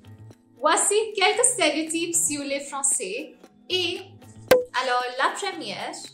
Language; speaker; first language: French; non-native, fluent; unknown